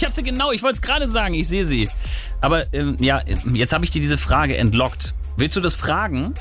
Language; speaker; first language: German; native; German